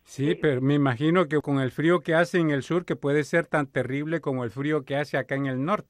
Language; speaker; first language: Spanish; native; Spanish